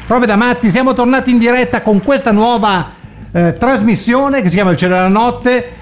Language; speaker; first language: Italian; native; Italian